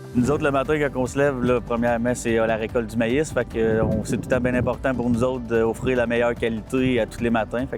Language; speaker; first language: French; native; French